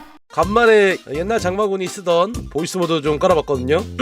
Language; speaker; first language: Korean; native; Korean